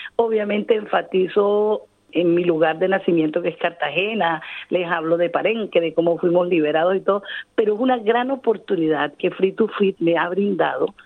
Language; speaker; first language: Spanish; native; Spanish